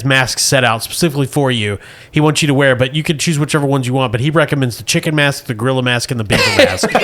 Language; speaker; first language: English; native; English